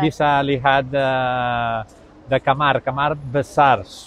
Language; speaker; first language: Indonesian; non-native, learner; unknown